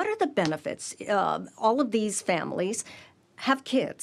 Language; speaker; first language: English; native; English